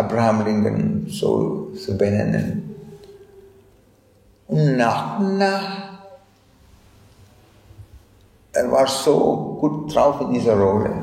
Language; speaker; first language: German; non-native, fluent; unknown